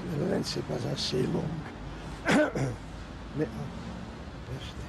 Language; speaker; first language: French; non-native, learner; Hungarian